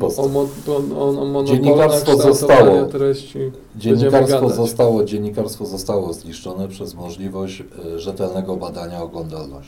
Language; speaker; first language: Polish; native; Polish